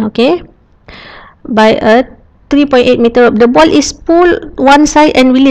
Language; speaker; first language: English; non-native, local second language; Malay